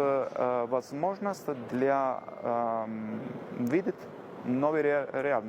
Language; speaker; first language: Russian; non-native, learner; Italian